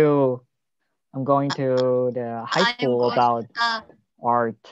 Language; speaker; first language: English; non-native, learner; Korean